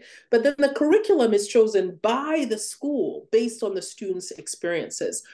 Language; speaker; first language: English; non-native, local second language; Ganda